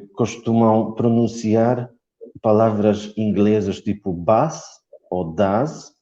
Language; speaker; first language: Portuguese; non-native, fluent; Polish